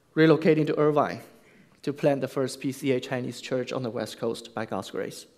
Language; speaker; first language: English; non-native, fluent; Chinese